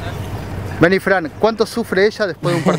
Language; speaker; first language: Spanish; native; Spanish